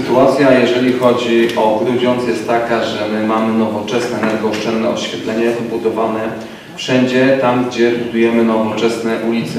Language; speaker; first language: Polish; native; Polish